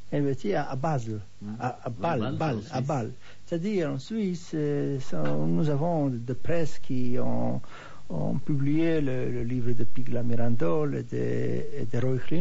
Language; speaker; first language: French; non-native, fluent; Hebrew